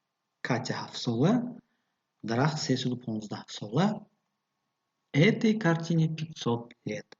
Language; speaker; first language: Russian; non-native, local second language; Tajik